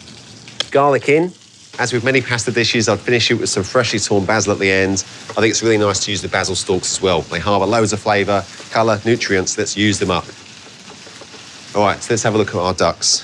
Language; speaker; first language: English; native; English